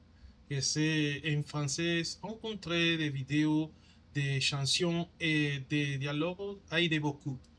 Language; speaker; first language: French; non-native, learner; Spanish